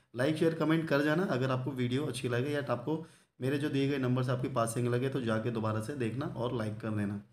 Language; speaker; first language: Hindi; native; Hindi